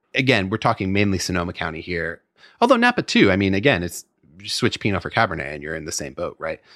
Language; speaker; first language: English; native; English